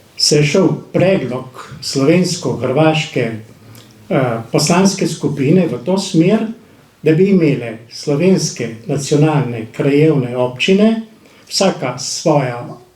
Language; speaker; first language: Slovenian; native; Slovenian